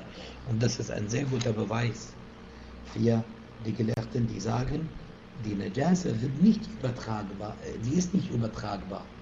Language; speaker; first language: German; non-native, fluent; Arabic